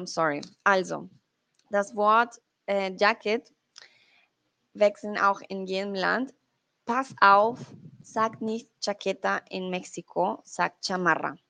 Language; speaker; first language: German; non-native, learner; Spanish